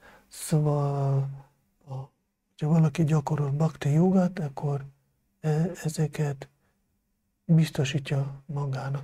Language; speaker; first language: Hungarian; non-native, fluent; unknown